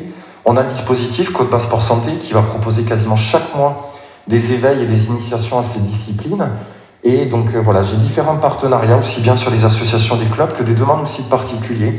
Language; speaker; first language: French; native; French